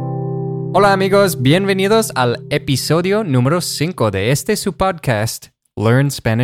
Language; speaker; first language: Spanish; non-native, fluent; English